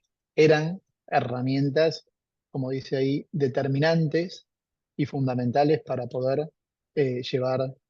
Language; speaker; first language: Spanish; native; Spanish